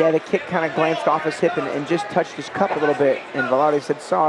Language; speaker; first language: English; native; English